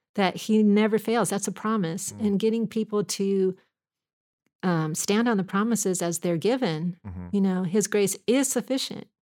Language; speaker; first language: English; native; English